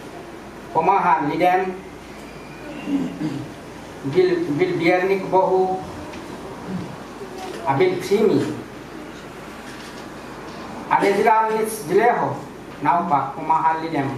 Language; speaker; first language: Czech; non-native, fluent; Ukrainian